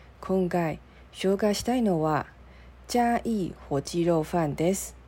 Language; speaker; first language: Japanese; non-native, learner; Chinese